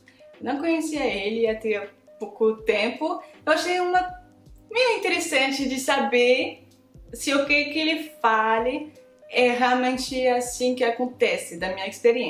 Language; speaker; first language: Portuguese; non-native, fluent; French